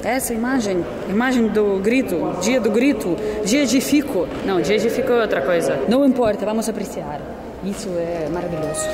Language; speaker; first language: Portuguese; non-native, fluent; Russian